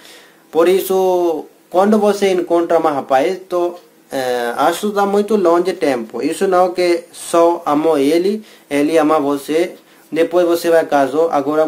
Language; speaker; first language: Portuguese; non-native, learner; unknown